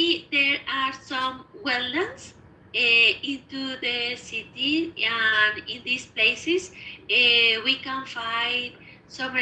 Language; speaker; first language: English; non-native, learner; Spanish